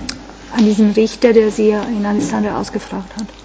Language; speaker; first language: German; non-native, fluent; Italian